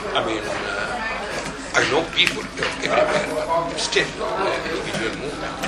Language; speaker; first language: English; non-native, fluent; Arabic